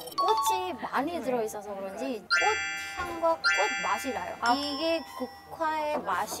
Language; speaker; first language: Korean; non-native, fluent; Indonesian